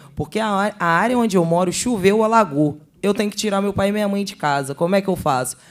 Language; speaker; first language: Portuguese; native; Portuguese